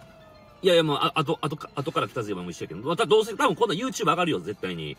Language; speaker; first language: Japanese; native; Japanese